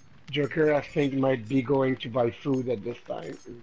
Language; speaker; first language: English; native; English